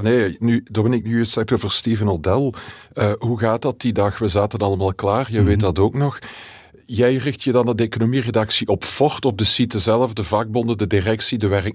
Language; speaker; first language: Dutch; native; Dutch